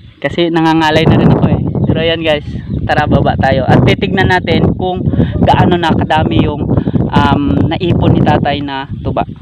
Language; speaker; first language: Filipino; native; Filipino